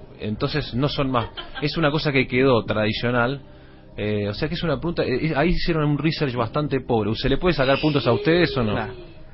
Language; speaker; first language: Spanish; native; Spanish